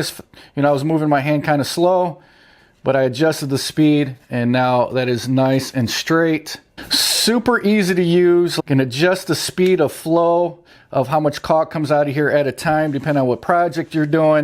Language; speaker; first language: English; native; English